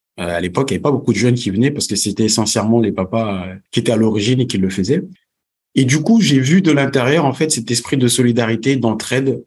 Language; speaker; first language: French; early bilingual, other home language; Fula